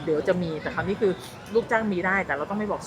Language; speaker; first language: Thai; native; Thai